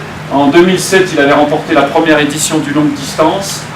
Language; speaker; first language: French; native; French